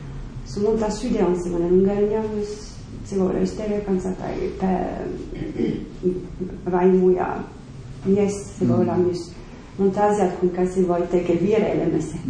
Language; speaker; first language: Finnish; non-native, learner; French